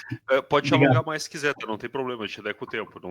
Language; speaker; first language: Portuguese; native; Portuguese